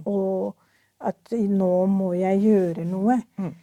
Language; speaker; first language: Norwegian; non-native, fluent; Urdu